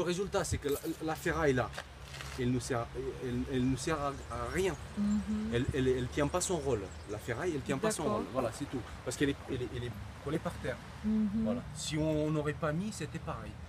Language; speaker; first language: French; native; French